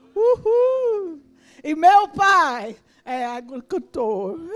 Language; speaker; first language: Portuguese; non-native, learner; English